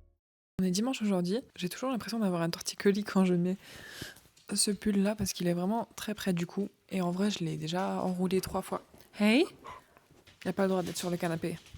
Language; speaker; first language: French; native; French